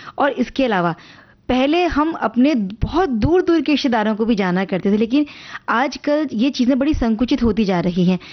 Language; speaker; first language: Hindi; native; Hindi